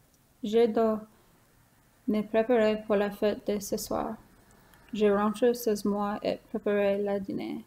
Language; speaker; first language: French; non-native, learner; English